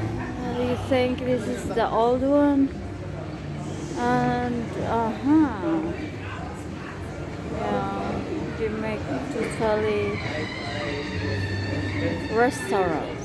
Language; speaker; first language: English; non-native, fluent; Filipino